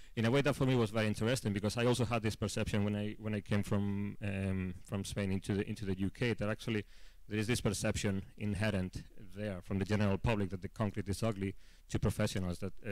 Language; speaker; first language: English; non-native, fluent; Spanish